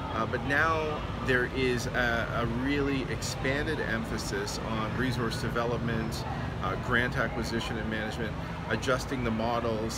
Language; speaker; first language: English; native; English